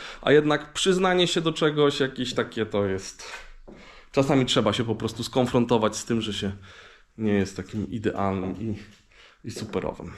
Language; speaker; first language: Polish; native; Polish